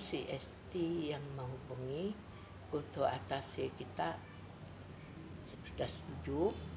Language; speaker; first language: Indonesian; native; Indonesian